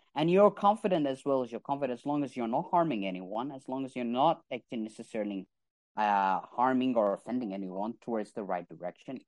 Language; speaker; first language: English; non-native, fluent; Arabic